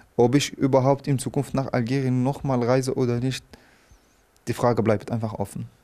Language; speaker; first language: German; non-native, fluent; Arabic